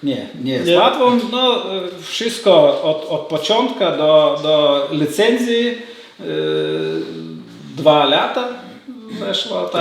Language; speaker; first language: Polish; non-native, learner; Lithuanian